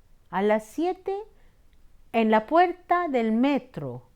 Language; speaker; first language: Spanish; non-native, fluent; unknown